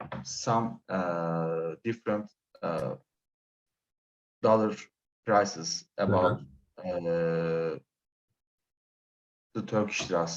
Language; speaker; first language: English; non-native, learner; Turkish